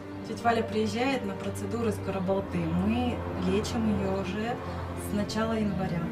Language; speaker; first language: Russian; native; Russian